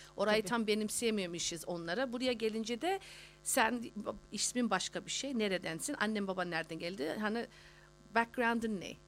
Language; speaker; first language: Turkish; early bilingual, heritage; Turkish